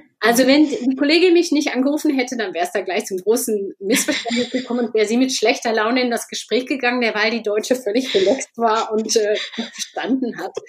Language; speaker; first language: German; native; German